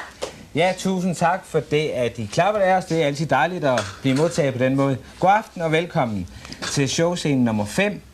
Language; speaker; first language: Danish; native; Danish